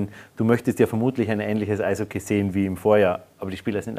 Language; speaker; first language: German; native; German